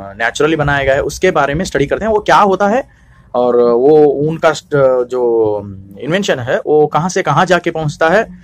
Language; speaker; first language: Hindi; non-native, local second language; Kannada